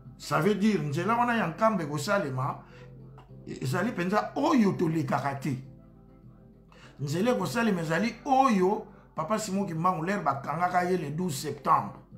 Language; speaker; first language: Lingala; non-native, local second language; Kongo